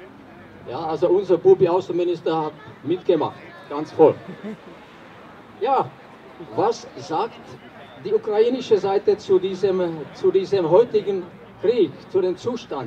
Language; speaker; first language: German; non-native, fluent; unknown